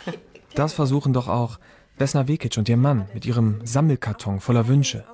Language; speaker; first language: German; native; German